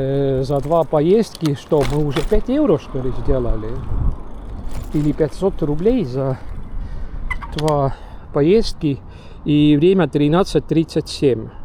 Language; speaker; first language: Russian; non-native, local second language; Estonian